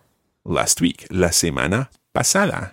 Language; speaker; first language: Spanish; non-native, fluent; English